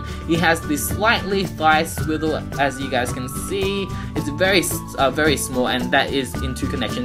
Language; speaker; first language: English; native; English